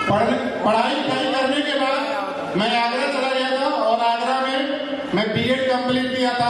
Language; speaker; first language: Hindi; native; Hindi